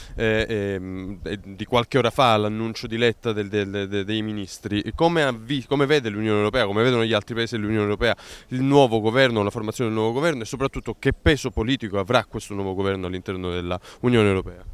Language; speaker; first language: Italian; native; Italian